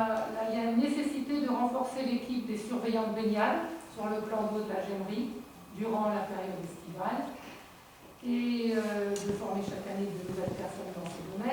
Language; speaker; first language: French; native; French